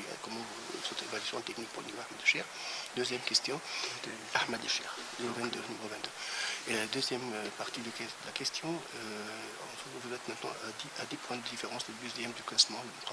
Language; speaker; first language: French; non-native, fluent; Arabic